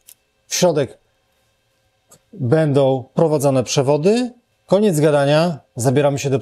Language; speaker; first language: Polish; native; Polish